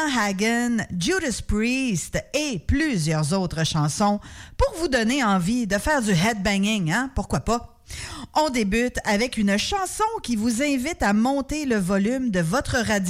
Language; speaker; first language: French; native; French